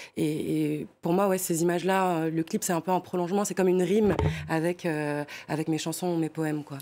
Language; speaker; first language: French; non-native, local second language; Arabic